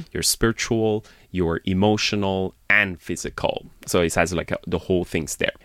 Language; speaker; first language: English; non-native, fluent; Persian